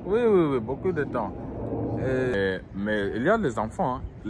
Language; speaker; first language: French; early bilingual, heritage; French